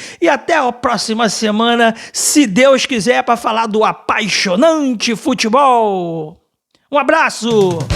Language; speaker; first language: Portuguese; native; Portuguese